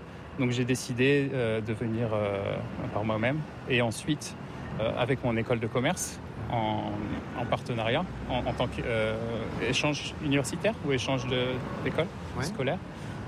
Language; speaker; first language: French; native; French